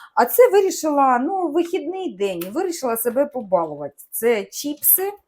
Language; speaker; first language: Ukrainian; non-native, local second language; Russian